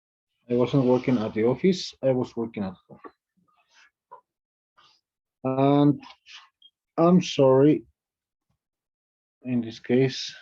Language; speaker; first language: English; non-native, fluent; Spanish